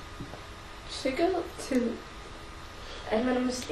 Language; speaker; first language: Danish; early bilingual, other home language; Arabic